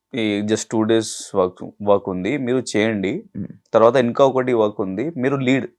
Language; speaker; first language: Telugu; non-native, learner; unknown